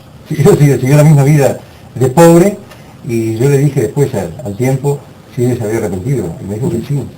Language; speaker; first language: Spanish; native; Spanish